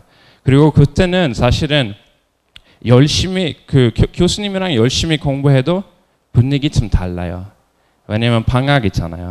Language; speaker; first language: Korean; non-native, fluent; Norwegian